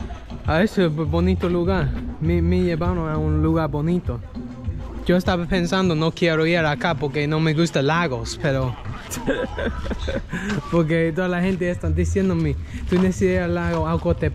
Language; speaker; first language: Spanish; non-native, fluent; English